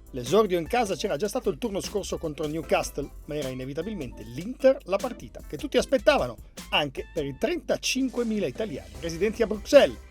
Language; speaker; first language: Italian; native; Italian